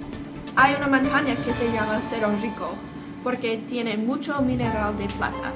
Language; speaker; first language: Spanish; non-native, learner; English